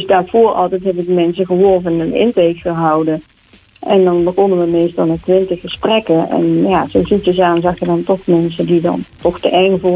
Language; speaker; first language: Dutch; native; Dutch